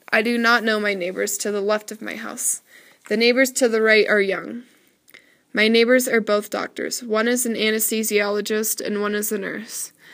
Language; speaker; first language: English; native; English